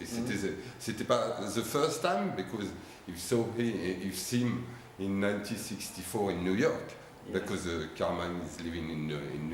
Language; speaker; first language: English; non-native, learner; French